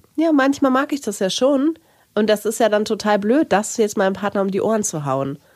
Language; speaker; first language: German; native; German